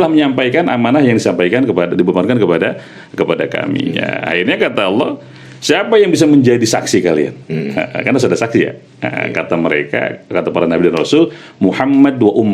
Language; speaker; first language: Indonesian; native; Indonesian